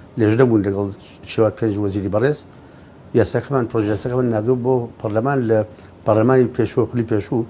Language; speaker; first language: Central Kurdish; non-native, local second language; Gurani